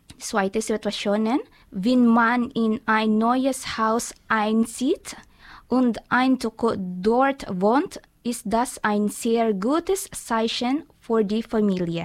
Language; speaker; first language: German; non-native, learner; Filipino